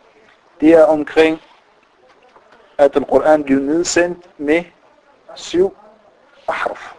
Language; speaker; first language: Danish; non-native, fluent; Arabic